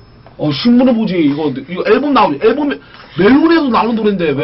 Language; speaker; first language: Korean; native; Korean